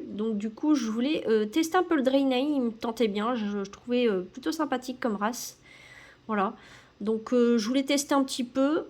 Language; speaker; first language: French; native; French